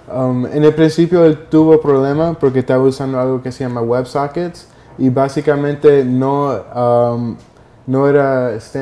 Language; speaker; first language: Spanish; early bilingual, heritage; Spanish